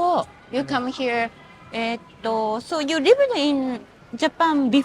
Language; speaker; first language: English; non-native, learner; Japanese